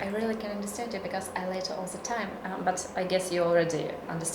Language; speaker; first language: English; non-native, fluent; Russian